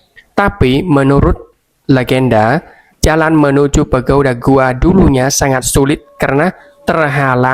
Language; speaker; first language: Indonesian; non-native, fluent; Vietnamese